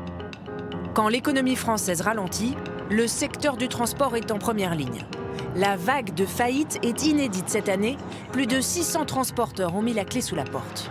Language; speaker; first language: French; native; French